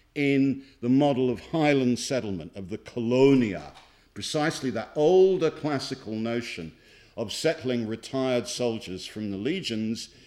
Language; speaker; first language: English; native; English